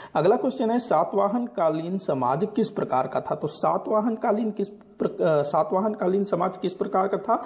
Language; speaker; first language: Hindi; non-native, local second language; Marathi